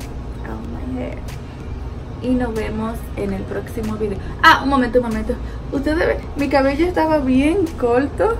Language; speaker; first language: Spanish; early bilingual, heritage; Spanish